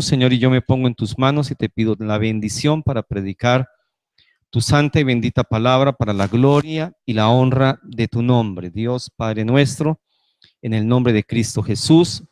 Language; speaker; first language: Spanish; native; Spanish